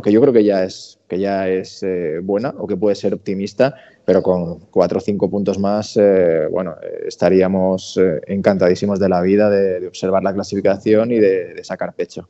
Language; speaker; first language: Spanish; native; Spanish